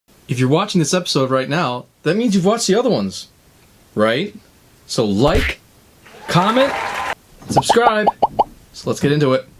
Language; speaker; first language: English; native; English